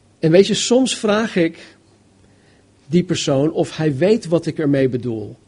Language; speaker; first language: Dutch; non-native, fluent; English